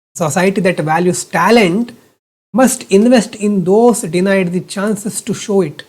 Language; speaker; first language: English; non-native, local second language; Kannada